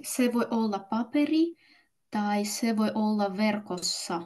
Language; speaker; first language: Finnish; non-native, learner; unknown